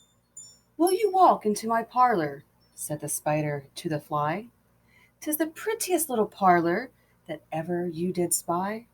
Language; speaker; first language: English; native; English